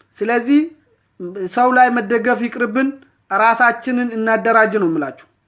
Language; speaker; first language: Amharic; non-native, local second language; Oromo